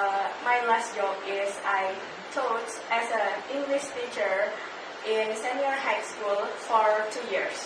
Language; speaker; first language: English; non-native, learner; Indonesian